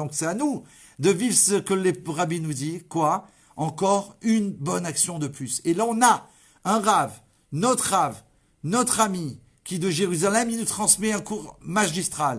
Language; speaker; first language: French; native; French